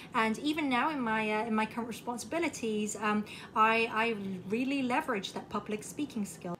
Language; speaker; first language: English; early bilingual, other home language; Korean